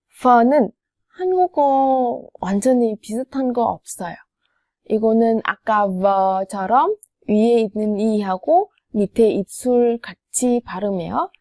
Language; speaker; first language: Korean; non-native, fluent; Vietnamese